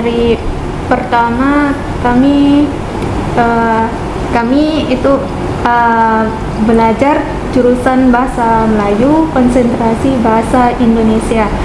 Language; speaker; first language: Indonesian; non-native, fluent; Malay